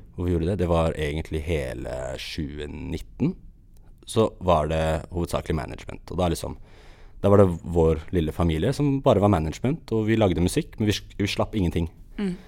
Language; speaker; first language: Norwegian; early bilingual, other home language; Arabic